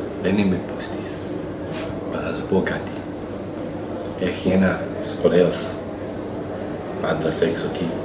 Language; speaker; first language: Greek; non-native, learner; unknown